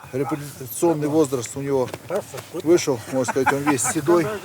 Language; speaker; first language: Russian; native; Russian